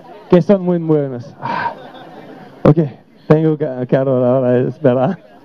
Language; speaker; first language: Spanish; non-native, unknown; French